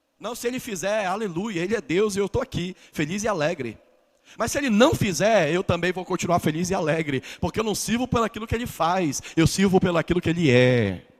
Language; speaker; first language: Portuguese; native; Portuguese